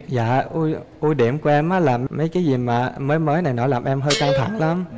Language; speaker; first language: Vietnamese; early bilingual, heritage; Vietnamese